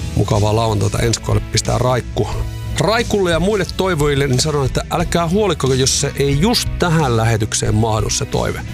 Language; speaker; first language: Finnish; native; Finnish